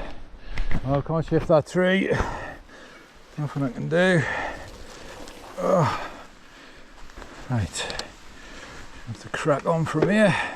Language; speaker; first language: English; native; English